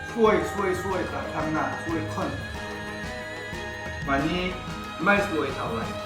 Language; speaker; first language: Thai; non-native, learner; Korean